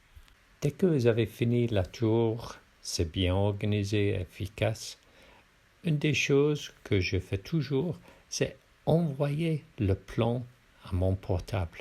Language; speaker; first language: French; non-native, fluent; English